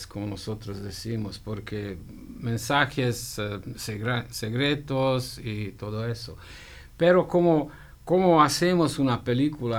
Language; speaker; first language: Spanish; non-native, fluent; Hungarian